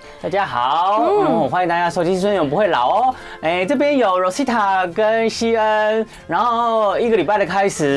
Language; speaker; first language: Chinese; native; Chinese